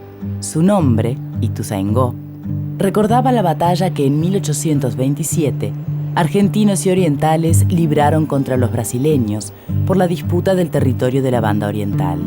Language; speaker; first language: Spanish; native; Spanish